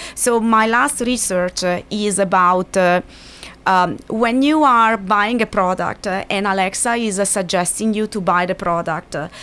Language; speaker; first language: English; non-native, fluent; Italian